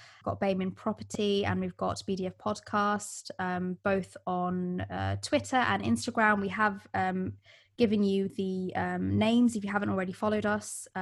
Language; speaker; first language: English; early bilingual, other home language; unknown